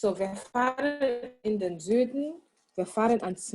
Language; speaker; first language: German; non-native, learner; English